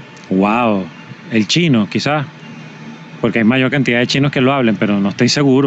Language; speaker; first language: Spanish; native; Spanish